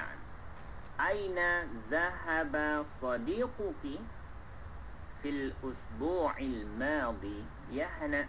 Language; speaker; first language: Arabic; non-native, fluent; Malay